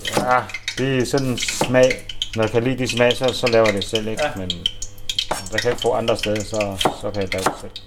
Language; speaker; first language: Danish; non-native, fluent; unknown